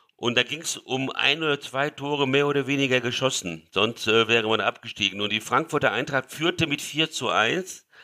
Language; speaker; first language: German; early bilingual, other home language; Hungarian